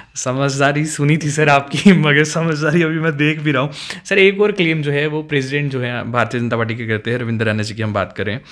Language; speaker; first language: Hindi; non-native, local second language; Kashmiri